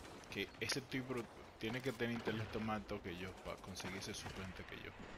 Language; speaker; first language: Spanish; native; Spanish